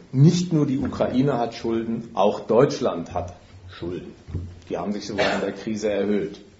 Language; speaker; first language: German; native; German